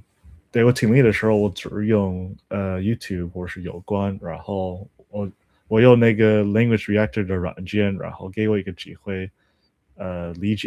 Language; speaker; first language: Chinese; non-native, learner; English